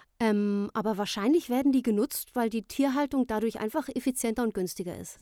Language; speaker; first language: German; native; German